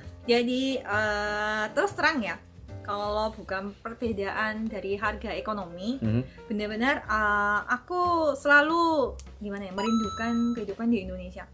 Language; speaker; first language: Indonesian; non-native, fluent; Korean